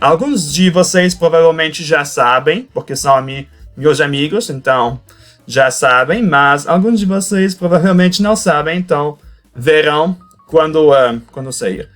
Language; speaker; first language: Portuguese; non-native, fluent; French